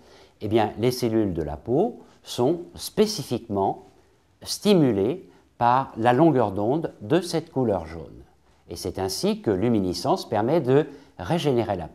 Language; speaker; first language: French; native; French